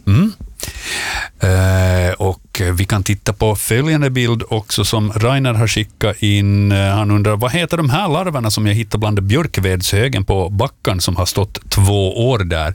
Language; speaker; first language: Swedish; native; Swedish